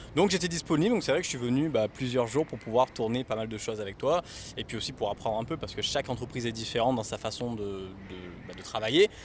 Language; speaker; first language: French; native; French